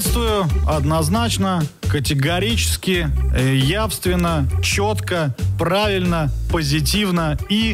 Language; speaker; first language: Russian; native; Russian